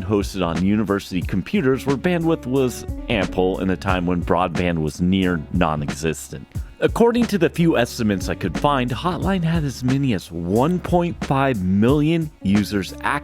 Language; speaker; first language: English; native; English